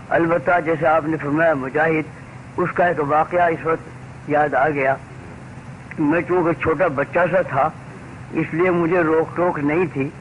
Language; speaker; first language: Urdu; native; Urdu